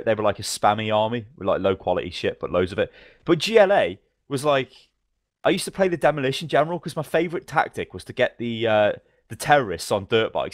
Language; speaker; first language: English; native; English